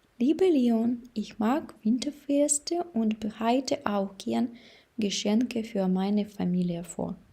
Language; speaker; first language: German; non-native, fluent; Ukrainian